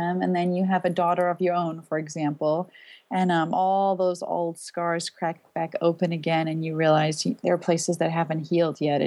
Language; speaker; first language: English; native; English